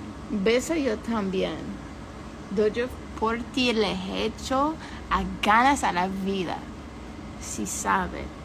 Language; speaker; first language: Spanish; non-native, learner; English